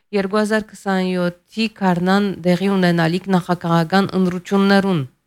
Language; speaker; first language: Armenian; early bilingual, heritage; Armenian